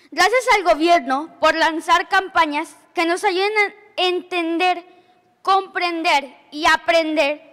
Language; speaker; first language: Spanish; native; Spanish